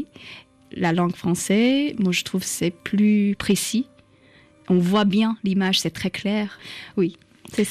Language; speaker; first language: French; non-native, fluent; Chinese